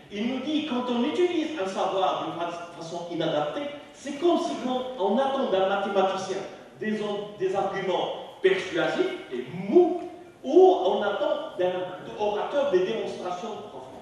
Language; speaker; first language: French; non-native, local second language; Arabic